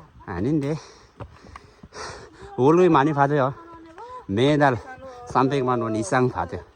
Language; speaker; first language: Korean; non-native, learner; Nepali